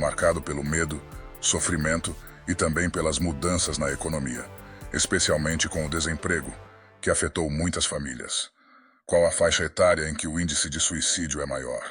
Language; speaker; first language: Portuguese; native; Portuguese